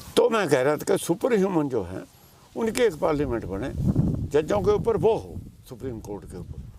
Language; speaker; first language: Hindi; non-native, local second language; Punjabi